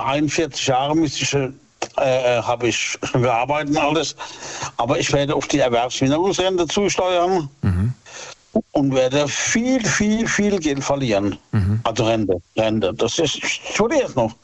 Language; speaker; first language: German; native; German